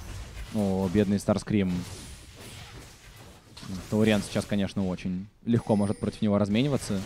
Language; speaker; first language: Russian; native; Russian